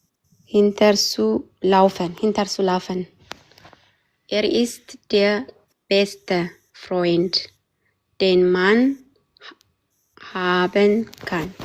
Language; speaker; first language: German; non-native, learner; Amharic